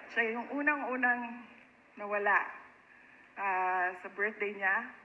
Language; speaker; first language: Filipino; non-native, local second language; Cebuano